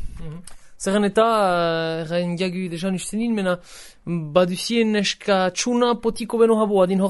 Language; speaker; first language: Basque; native; Basque